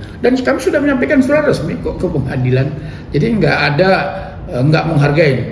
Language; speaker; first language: Indonesian; native; Indonesian